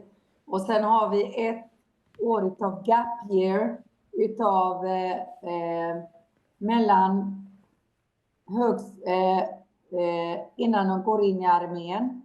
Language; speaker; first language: Swedish; non-native, fluent; Hebrew